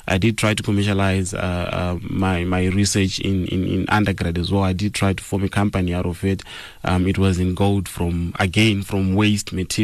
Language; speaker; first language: English; non-native, local second language; Shona